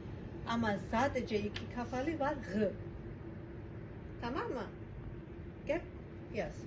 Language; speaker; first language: Turkish; non-native, fluent; Georgian